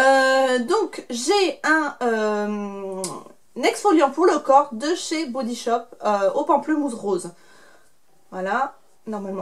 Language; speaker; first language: French; native; French